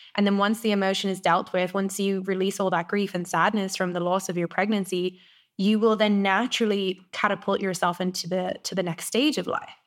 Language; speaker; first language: English; native; English